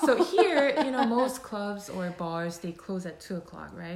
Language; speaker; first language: English; non-native, fluent; Korean